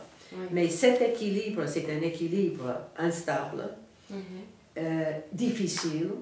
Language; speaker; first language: French; non-native, fluent; English